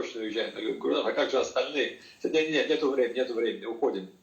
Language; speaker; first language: Russian; native; Russian